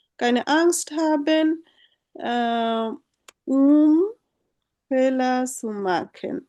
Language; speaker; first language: German; non-native, fluent; Bangla